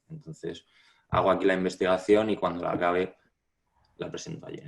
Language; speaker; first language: Spanish; native; Spanish